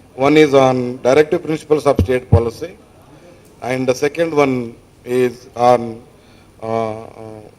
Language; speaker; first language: English; non-native, local second language; Kannada